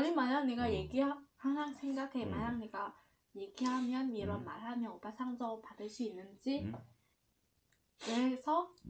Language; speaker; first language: Korean; non-native, learner; Vietnamese